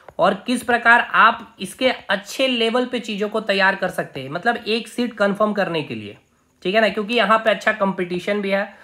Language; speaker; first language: Hindi; native; Hindi